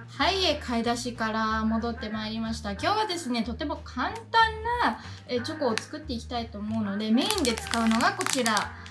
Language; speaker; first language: Japanese; native; Japanese